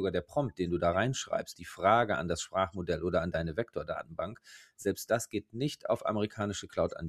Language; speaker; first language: German; native; German